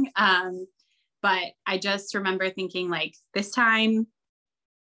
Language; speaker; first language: English; native; English